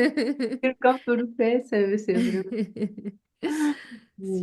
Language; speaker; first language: French; non-native, learner; Japanese